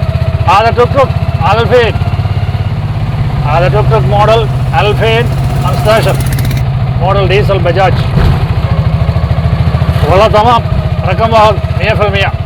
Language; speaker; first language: Arabic; non-native, learner; Malayalam